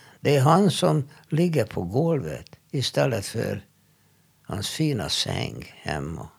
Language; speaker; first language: Swedish; non-native, fluent; Hungarian